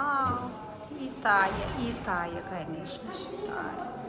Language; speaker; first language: Russian; non-native, fluent; Mongolian